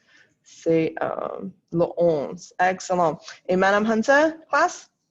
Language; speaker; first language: French; non-native, fluent; English